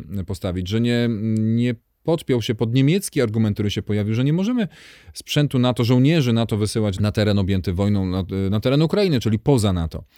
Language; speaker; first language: Polish; native; Polish